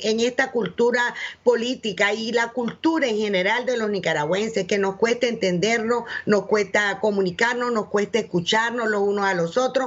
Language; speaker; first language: Spanish; native; Spanish